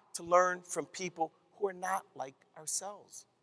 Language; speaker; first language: English; native; English